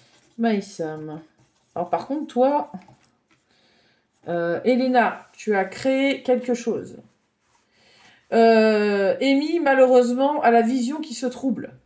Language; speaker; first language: French; native; French